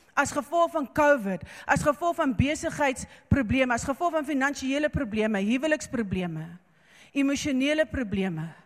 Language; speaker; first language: Afrikaans; non-native, local second language; English